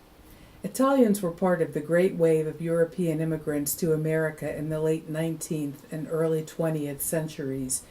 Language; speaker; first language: English; native; English